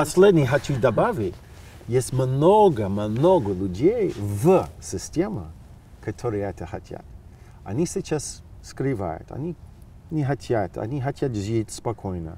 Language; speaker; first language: Russian; non-native, fluent; English